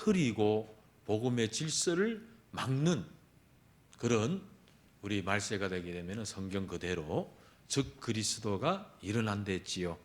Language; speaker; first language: Korean; early bilingual, heritage; Korean